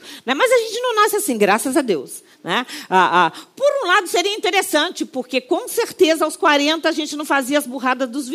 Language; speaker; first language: Portuguese; native; Portuguese